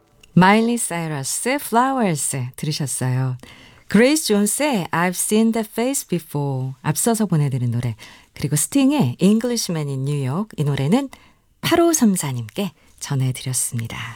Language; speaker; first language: Korean; native; Korean